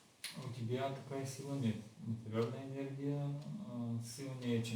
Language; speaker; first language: Russian; non-native, learner; Bulgarian